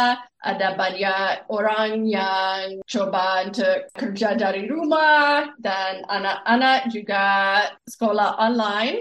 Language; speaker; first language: Indonesian; non-native, fluent; English